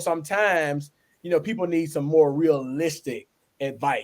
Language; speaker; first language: English; native; English